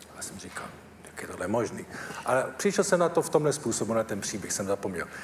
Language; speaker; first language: Czech; early bilingual, heritage; Czech